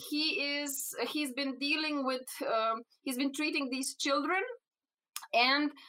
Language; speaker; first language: English; non-native, fluent; Slovenian